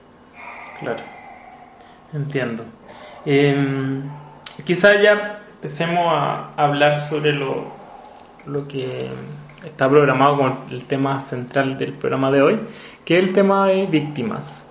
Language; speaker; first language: Spanish; native; Spanish